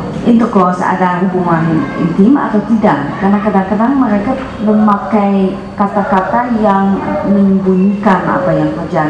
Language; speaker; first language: Indonesian; non-native, fluent; Dutch